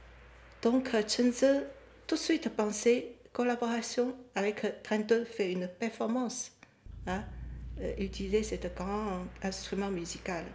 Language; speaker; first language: French; non-native, fluent; Chinese